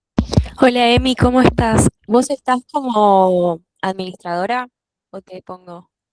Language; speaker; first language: Spanish; native; Spanish